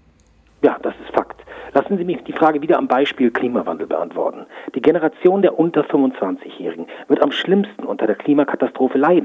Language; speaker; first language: German; native; German